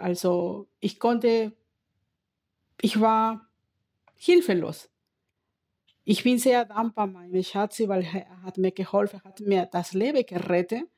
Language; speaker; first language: German; non-native, learner; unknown